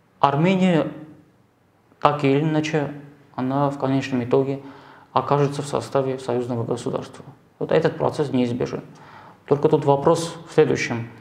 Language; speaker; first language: Russian; non-native, local second language; Armenian